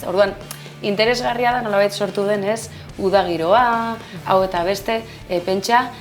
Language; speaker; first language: Basque; native; Basque